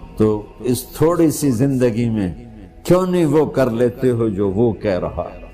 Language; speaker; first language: Urdu; non-native, local second language; Punjabi